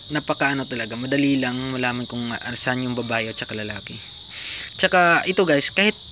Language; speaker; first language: Filipino; non-native, local second language; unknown